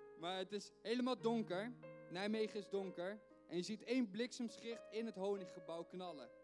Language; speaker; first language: Dutch; native; Dutch